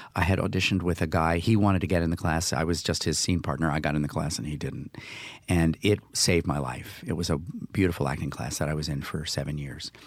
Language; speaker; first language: English; native; English